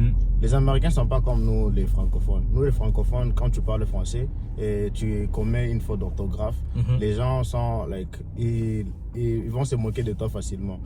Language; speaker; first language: French; non-native, local second language; Swahili